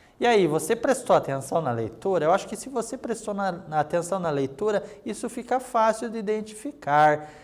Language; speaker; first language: Portuguese; native; Portuguese